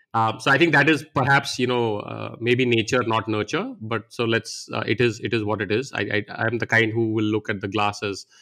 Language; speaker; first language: English; non-native, local second language; Hindi